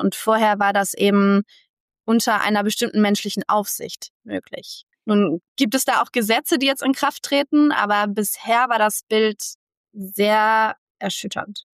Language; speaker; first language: German; native; German